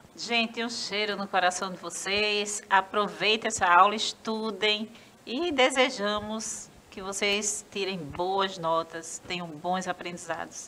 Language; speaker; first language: Portuguese; native; Portuguese